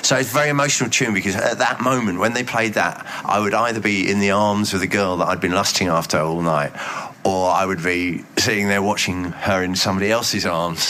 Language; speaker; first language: English; native; English